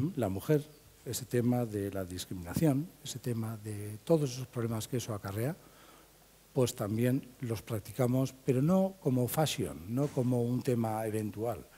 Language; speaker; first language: Spanish; native; Spanish